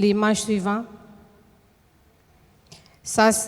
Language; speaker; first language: French; non-native, fluent; Portuguese